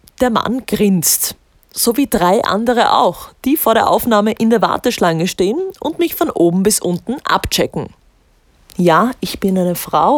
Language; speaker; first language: German; native; German